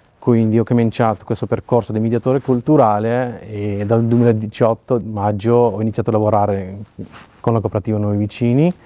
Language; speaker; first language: Italian; non-native, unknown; Urdu